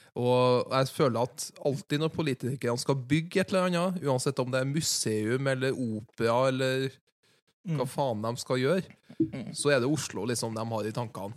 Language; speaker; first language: Norwegian; native; Norwegian